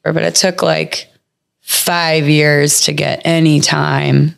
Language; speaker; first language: English; native; English